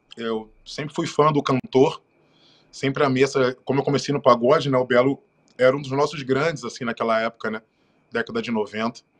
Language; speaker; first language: Portuguese; native; Portuguese